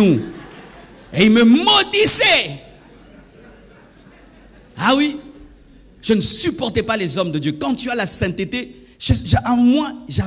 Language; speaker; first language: French; non-native, local second language; Swahili